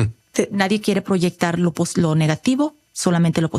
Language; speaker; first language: Spanish; native; Spanish